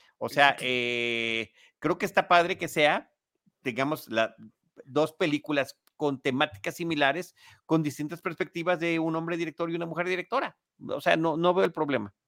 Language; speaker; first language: Spanish; native; Spanish